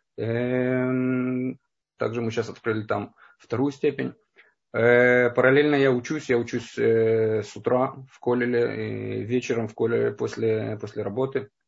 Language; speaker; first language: Russian; native; Russian